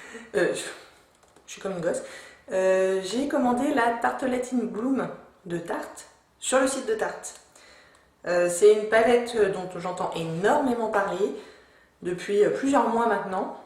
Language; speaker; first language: French; native; French